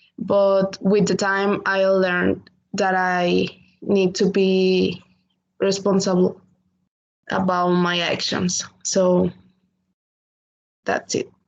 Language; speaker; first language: English; non-native, learner; Spanish